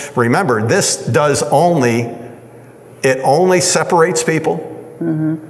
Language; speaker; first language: English; native; English